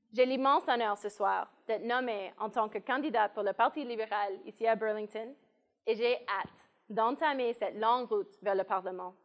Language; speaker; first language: French; non-native, local second language; English